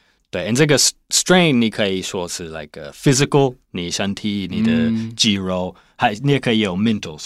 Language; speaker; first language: Chinese; non-native, learner; English